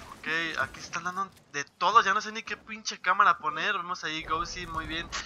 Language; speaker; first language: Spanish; native; Spanish